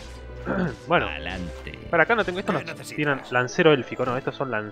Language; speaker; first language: Spanish; native; Spanish